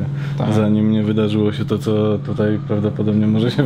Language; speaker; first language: Polish; native; Polish